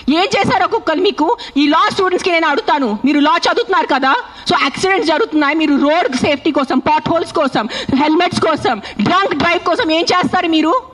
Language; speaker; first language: Telugu; non-native, fluent; Marathi